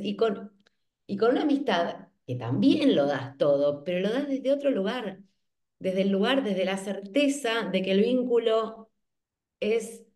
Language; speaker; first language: Spanish; native; Spanish